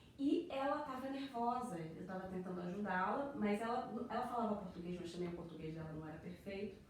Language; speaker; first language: Portuguese; native; Portuguese